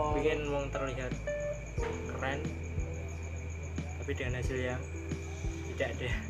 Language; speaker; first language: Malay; non-native, local second language; Javanese